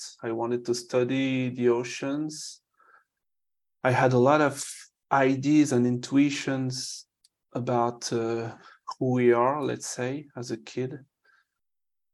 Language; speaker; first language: English; non-native, fluent; French